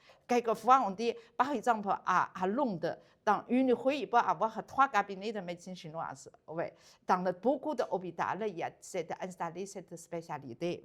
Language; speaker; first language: French; non-native, learner; Chinese